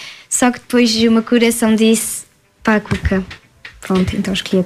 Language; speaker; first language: Portuguese; early bilingual, heritage; French